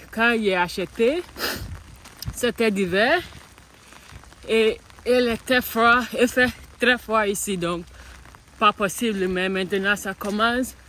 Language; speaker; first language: French; non-native, learner; English